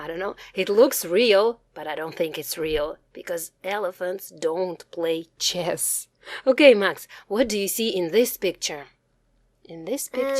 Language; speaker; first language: English; non-native, fluent; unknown